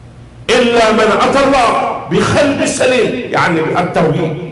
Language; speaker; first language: Arabic; non-native, fluent; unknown